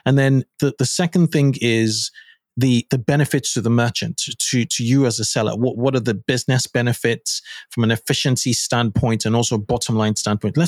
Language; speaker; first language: English; non-native, local second language; Yoruba